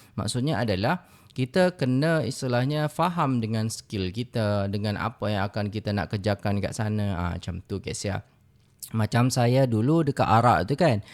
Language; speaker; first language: Indonesian; native; Indonesian